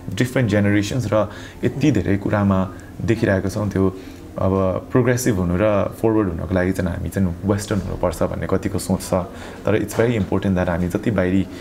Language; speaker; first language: Nepali; early bilingual, heritage; Nepali